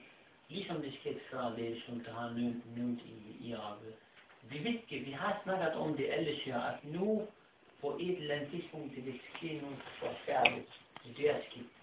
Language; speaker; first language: Danish; non-native, fluent; Arabic